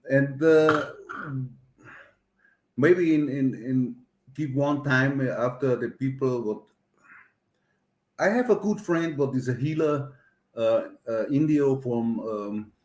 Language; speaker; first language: English; non-native, learner; German